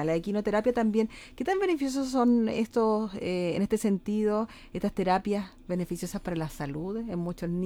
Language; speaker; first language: Spanish; native; Spanish